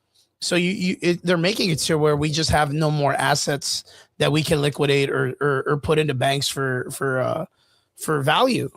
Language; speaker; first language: English; native; English